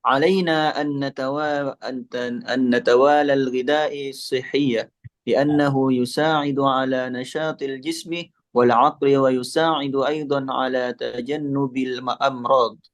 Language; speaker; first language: Arabic; non-native, learner; Indonesian